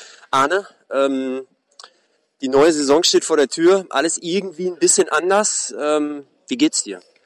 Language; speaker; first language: German; native; German